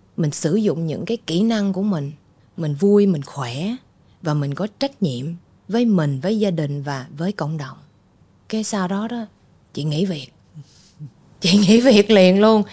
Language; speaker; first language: Vietnamese; early bilingual, heritage; Vietnamese